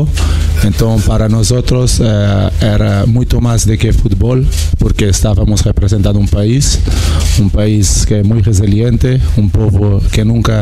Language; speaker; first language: Spanish; non-native, learner; Portuguese